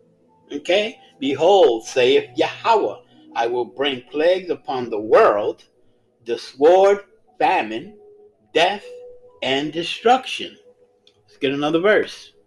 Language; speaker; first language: English; native; English